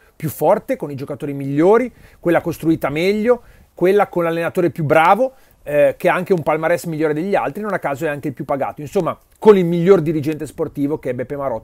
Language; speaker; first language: Italian; native; Italian